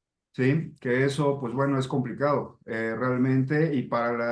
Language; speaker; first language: Spanish; native; Spanish